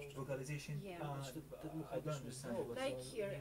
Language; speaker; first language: English; non-native, learner; Arabic